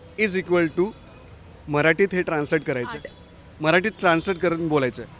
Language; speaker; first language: Marathi; native; Marathi